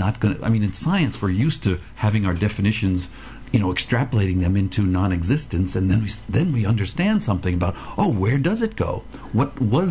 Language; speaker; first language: English; native; English